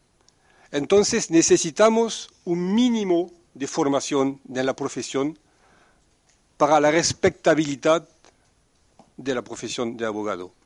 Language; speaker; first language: Spanish; non-native, fluent; French